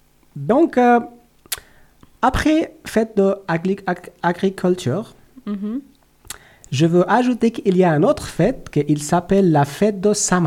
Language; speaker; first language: French; non-native, learner; Persian